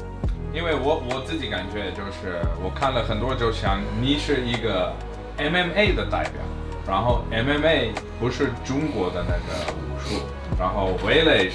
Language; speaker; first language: Chinese; non-native, fluent; English